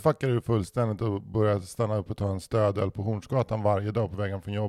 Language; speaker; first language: Swedish; native; Swedish